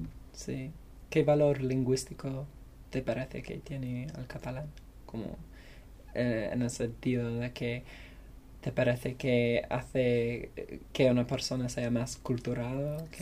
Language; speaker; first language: Spanish; non-native, learner; English